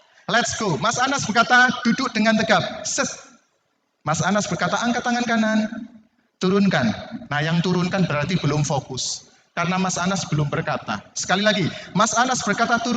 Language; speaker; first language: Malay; non-native, local second language; Javanese